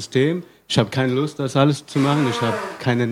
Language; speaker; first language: German; non-native, fluent; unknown